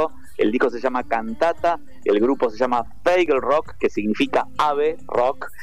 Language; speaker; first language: Spanish; native; Spanish